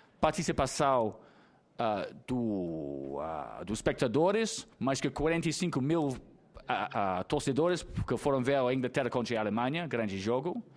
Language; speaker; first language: Portuguese; non-native, fluent; English